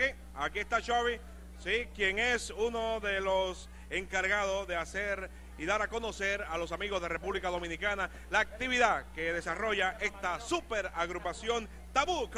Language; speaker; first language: Spanish; native; Spanish